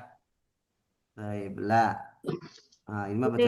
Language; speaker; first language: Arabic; non-native, fluent; Indonesian